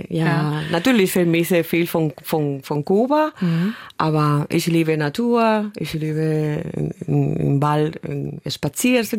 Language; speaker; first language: German; non-native, learner; Spanish